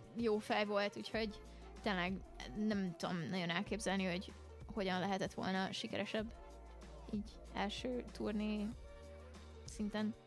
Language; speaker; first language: Hungarian; native; Hungarian